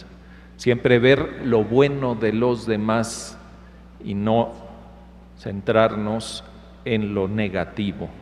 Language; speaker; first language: Spanish; native; Spanish